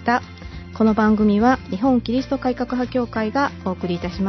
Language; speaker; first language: Japanese; native; Japanese